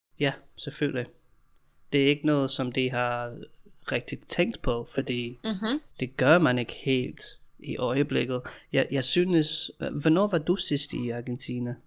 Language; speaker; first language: Danish; non-native, fluent; English